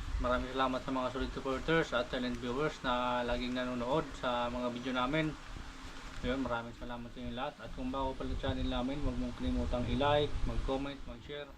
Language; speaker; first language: Filipino; non-native, local second language; Bikol